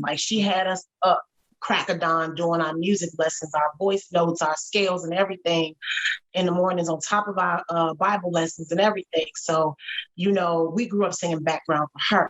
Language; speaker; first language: English; native; English